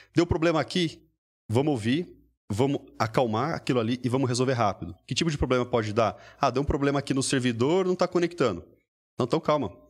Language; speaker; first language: Portuguese; native; Portuguese